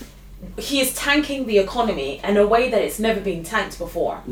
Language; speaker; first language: English; native; English